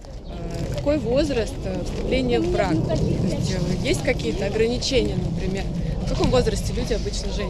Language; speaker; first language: Russian; native; Russian